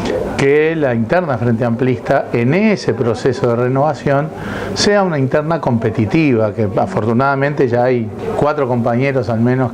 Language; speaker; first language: Spanish; native; Spanish